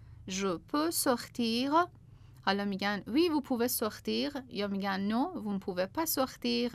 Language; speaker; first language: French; non-native, fluent; Persian